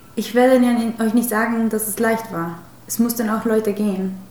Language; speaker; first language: German; non-native, fluent; Spanish